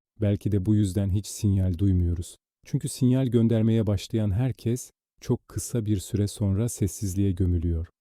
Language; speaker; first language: Turkish; native; Turkish